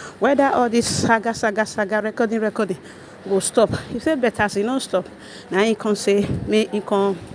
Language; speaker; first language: Nigerian Pidgin; native; Nigerian Pidgin